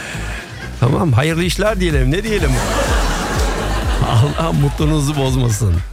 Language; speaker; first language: Turkish; early bilingual, other home language; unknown